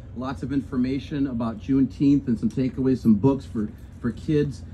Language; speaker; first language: English; native; English